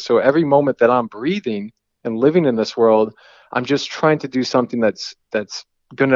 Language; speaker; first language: English; native; English